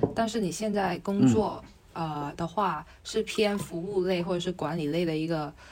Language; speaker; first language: Chinese; non-native, local second language; Cantonese